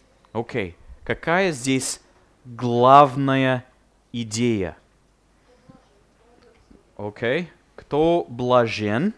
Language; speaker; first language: Russian; non-native, fluent; English